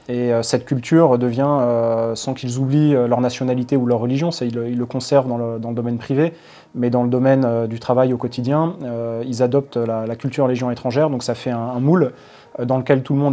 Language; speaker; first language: French; native; French